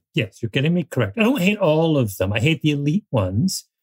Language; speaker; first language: English; native; English